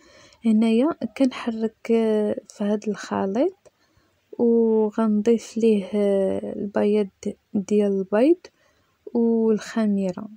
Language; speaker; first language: Arabic; native; Arabic